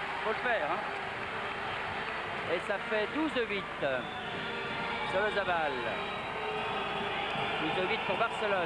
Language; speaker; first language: French; native; French